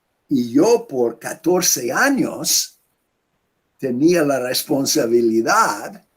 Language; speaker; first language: Spanish; non-native, fluent; English